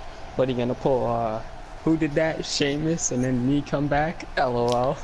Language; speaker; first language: English; native; English